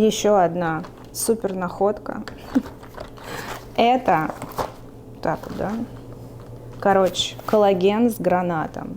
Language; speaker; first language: Russian; native; Russian